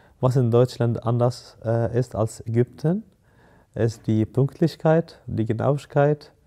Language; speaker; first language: German; non-native, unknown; Arabic